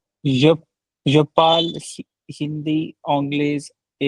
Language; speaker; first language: French; non-native, learner; Hindi